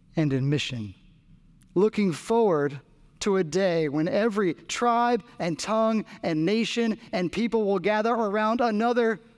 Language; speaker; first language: English; native; English